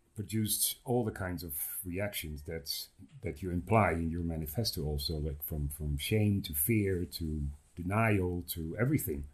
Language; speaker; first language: English; non-native, fluent; Dutch